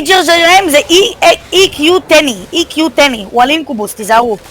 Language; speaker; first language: Hebrew; native; Hebrew